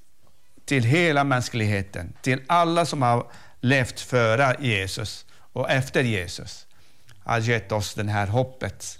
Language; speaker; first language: Swedish; non-native, fluent; Arabic